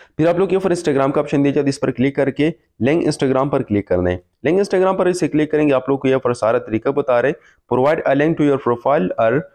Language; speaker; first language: Urdu; non-native, local second language; Pashto